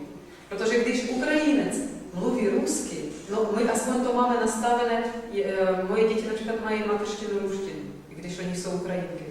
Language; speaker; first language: Czech; non-native, fluent; Russian